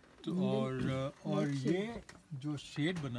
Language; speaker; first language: Hindi; native; Hindi